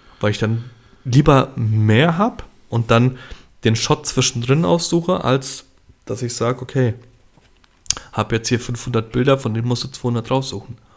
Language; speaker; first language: German; early bilingual, other home language; Polish